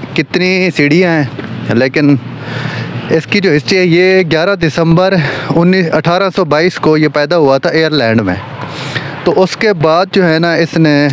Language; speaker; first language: Urdu; non-native, local second language; Punjabi